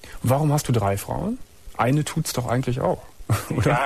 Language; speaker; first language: German; native; German